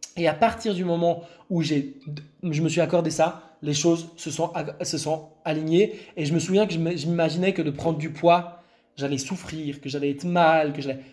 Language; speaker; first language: French; non-native, local second language; Arabic